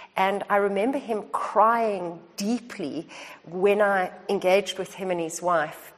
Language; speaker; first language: English; native; English